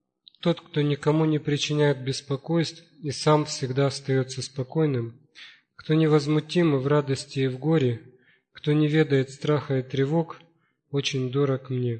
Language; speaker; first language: Russian; native; Russian